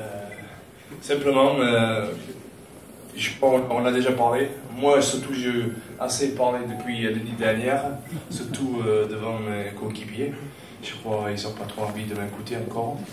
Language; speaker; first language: French; non-native, fluent; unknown